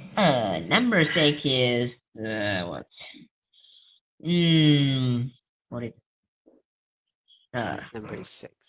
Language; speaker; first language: English; non-native, learner; Chinese